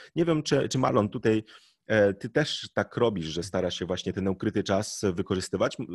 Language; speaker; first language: Polish; native; Polish